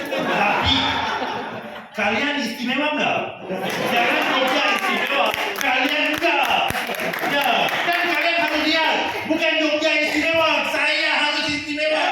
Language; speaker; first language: Indonesian; non-native, fluent; Tamil